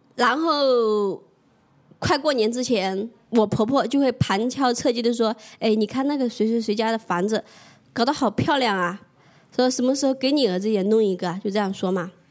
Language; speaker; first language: Chinese; native; Chinese